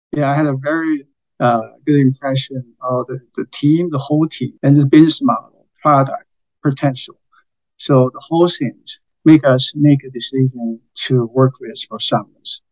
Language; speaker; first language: English; non-native, fluent; Chinese